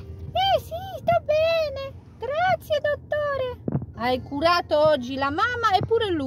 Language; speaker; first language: Italian; non-native, learner; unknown